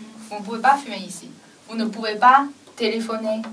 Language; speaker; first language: French; non-native, fluent; Chinese